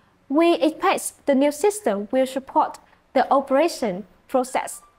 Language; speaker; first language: English; non-native, fluent; Vietnamese